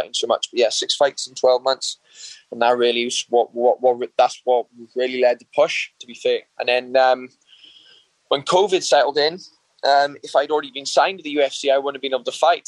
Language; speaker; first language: English; native; English